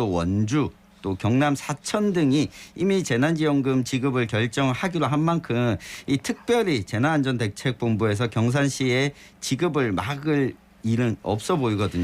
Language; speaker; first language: Korean; native; Korean